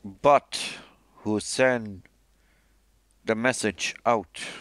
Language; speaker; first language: English; non-native, fluent; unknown